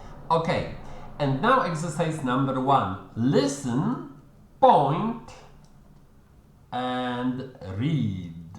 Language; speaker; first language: English; non-native, fluent; Polish